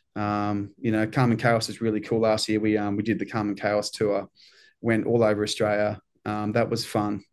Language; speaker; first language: English; native; English